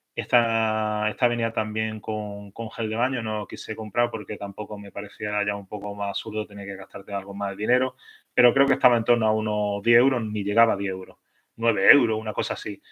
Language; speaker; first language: Spanish; native; Spanish